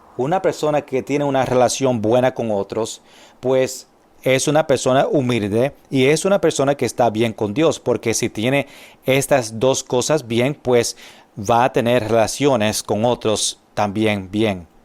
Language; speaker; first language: Spanish; non-native, fluent; English